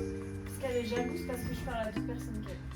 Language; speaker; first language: French; native; French